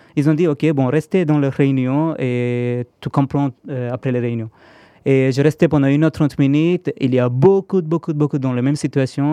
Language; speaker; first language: French; non-native, fluent; Tamil